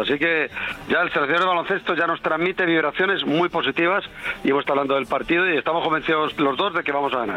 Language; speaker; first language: Spanish; native; Spanish